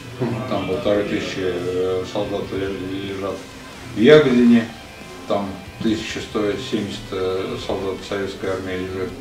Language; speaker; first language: Russian; native; Russian